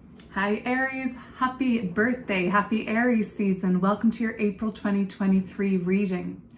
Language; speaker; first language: English; native; English